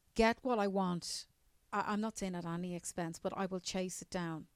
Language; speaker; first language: English; native; English